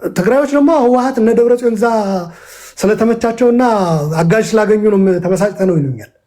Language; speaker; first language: Amharic; non-native, local second language; Tigrinya